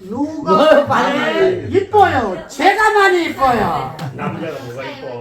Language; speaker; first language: Korean; non-native, learner; Urdu